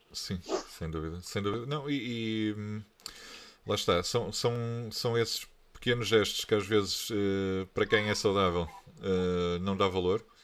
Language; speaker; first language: Portuguese; native; Portuguese